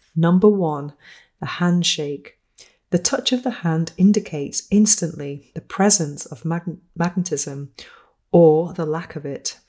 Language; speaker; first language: English; native; English